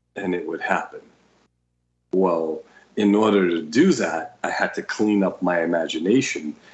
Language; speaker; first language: English; early bilingual, other home language; Russian